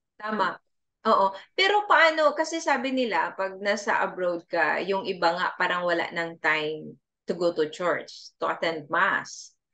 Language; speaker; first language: Filipino; non-native, local second language; Cebuano